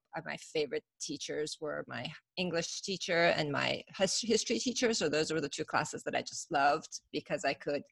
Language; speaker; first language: English; early bilingual, other home language; Persian